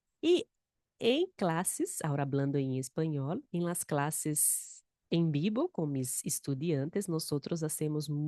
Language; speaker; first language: Spanish; non-native, fluent; Portuguese